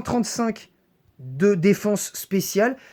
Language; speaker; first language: French; native; French